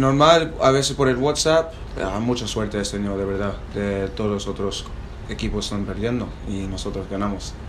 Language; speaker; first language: Spanish; non-native, fluent; English